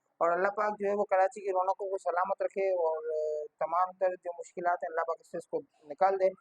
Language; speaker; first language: Urdu; non-native, local second language; Memoni